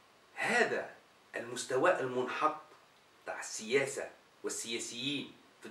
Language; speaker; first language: Arabic; native; Arabic